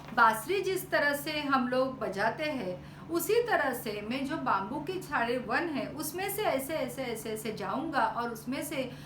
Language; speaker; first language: Hindi; non-native, local second language; Marathi